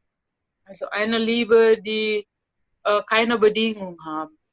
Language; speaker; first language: German; non-native, fluent; Indonesian